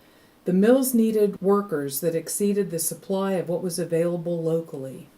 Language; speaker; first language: English; native; English